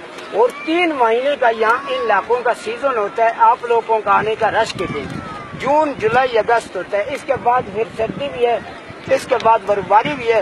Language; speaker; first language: Hindi; non-native, local second language; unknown